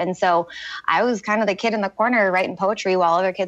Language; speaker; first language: English; native; English